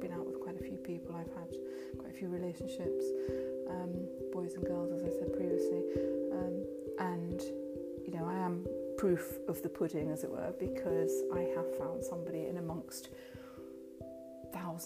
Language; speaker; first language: English; native; English